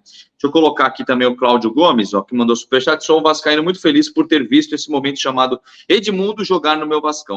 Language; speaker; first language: Portuguese; native; Portuguese